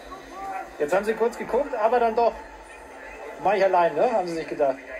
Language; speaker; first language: German; native; German